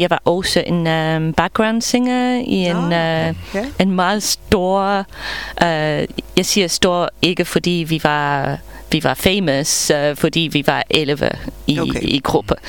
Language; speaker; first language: Danish; non-native, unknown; English